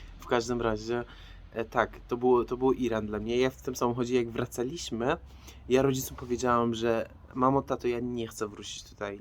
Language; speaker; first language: Polish; non-native, fluent; Persian